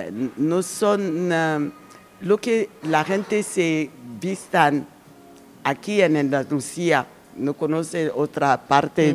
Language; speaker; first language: Spanish; non-native, learner; French